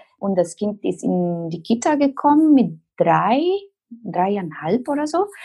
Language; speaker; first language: German; non-native, fluent; Spanish